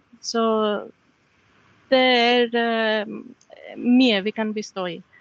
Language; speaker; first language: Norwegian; non-native, fluent; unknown